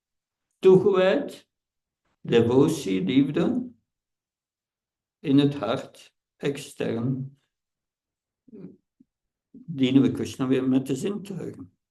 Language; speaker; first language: Dutch; non-native, fluent; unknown